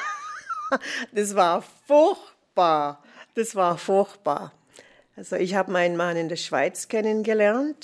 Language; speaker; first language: German; non-native, fluent; English